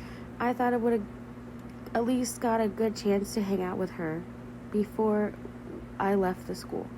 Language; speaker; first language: English; native; English